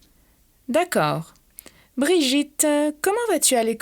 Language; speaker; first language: French; non-native, fluent; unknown